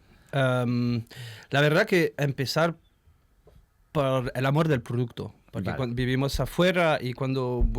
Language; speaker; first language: Spanish; non-native, learner; French